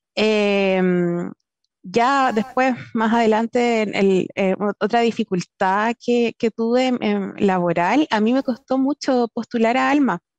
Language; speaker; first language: Spanish; native; Spanish